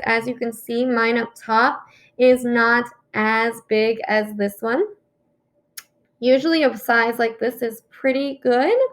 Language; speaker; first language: English; native; English